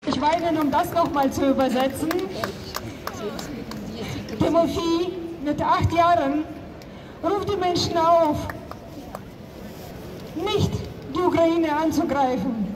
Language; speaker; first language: German; non-native, fluent; Ukrainian